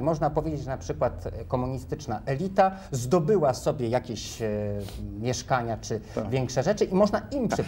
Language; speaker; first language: Polish; native; Polish